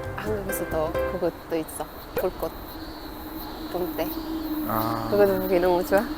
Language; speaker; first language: Korean; non-native, fluent; Arabic